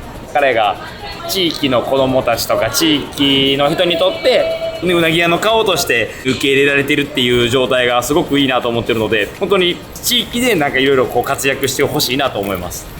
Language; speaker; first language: Japanese; native; Japanese